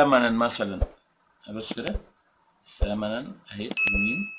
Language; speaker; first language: Arabic; native; Arabic